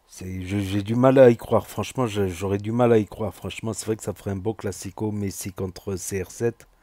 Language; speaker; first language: French; native; French